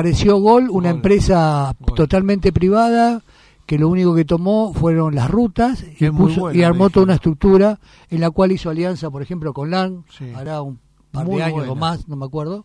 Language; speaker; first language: Spanish; native; Spanish